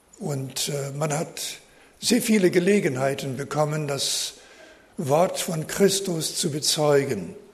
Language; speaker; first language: German; early bilingual, heritage; German